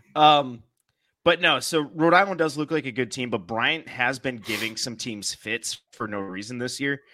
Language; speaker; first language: English; native; English